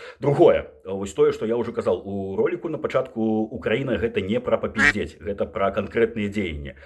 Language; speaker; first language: Belarusian; non-native, local second language; Russian